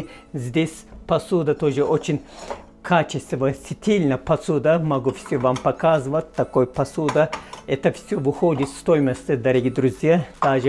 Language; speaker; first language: Russian; non-native, fluent; Turkish